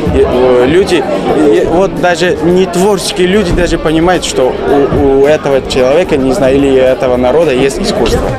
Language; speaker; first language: Russian; non-native, local second language; Tajik